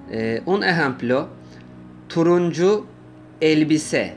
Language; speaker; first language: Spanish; non-native, fluent; Turkish